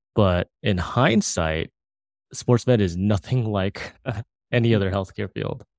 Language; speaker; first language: English; early bilingual, other home language; Filipino